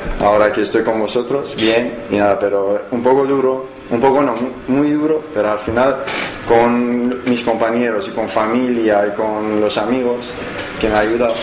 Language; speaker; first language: Spanish; non-native, learner; Persian